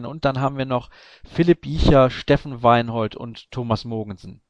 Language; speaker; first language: German; native; German